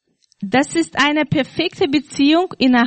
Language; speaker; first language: German; non-native, fluent; Russian